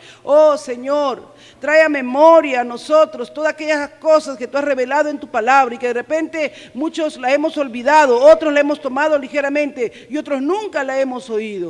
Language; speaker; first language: Spanish; native; Spanish